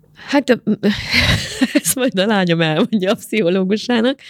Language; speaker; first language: Hungarian; native; Hungarian